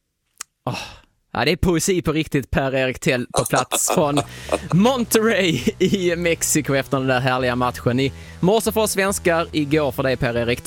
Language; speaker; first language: Swedish; native; Swedish